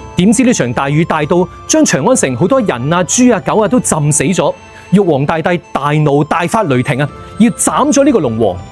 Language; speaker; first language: Cantonese; native; Cantonese